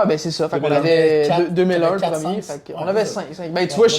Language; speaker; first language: French; native; French